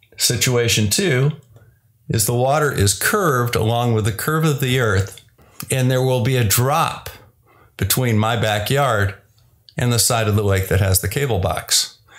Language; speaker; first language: English; native; English